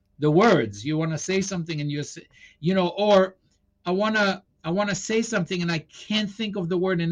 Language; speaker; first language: English; non-native, fluent; Hebrew